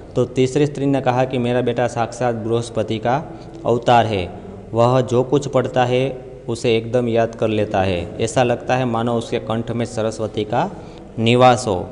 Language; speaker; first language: Hindi; non-native, local second language; Gujarati